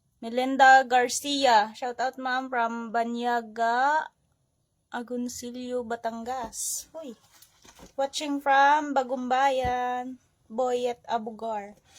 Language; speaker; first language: Filipino; non-native, local second language; Hiligaynon